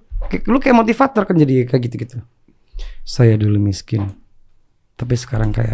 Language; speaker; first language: Indonesian; native; Indonesian